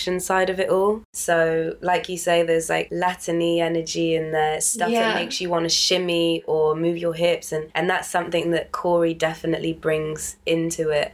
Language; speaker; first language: English; native; English